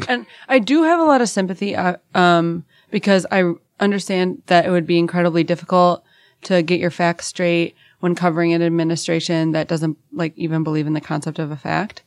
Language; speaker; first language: English; native; English